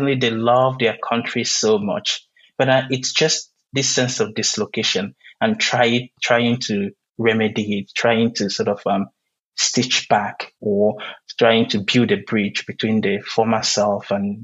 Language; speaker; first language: English; non-native, local second language; Igbo